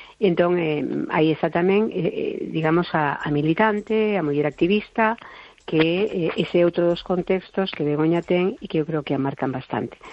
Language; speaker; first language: Galician; non-native, local second language; Spanish